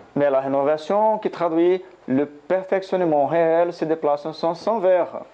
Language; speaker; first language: French; non-native, learner; Portuguese